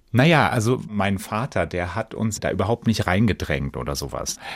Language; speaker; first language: German; native; German